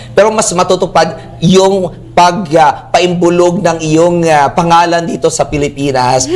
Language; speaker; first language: Filipino; native; Filipino